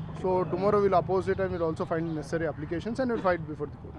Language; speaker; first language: English; non-native, local second language; Telugu